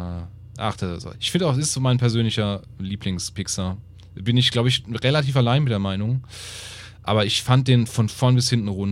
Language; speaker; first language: German; native; German